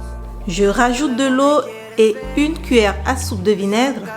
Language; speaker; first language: French; native; French